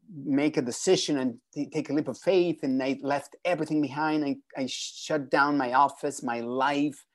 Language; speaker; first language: English; non-native, fluent; Spanish